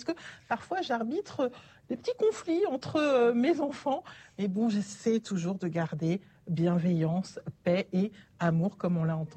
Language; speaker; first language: French; native; French